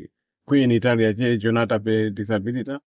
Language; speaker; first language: Italian; non-native, learner; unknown